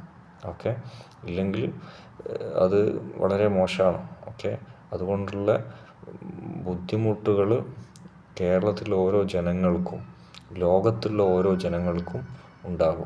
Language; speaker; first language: Malayalam; native; Malayalam